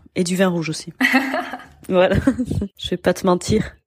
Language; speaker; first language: French; native; French